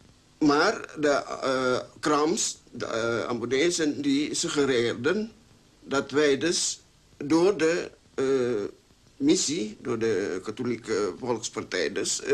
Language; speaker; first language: Dutch; early bilingual, other home language; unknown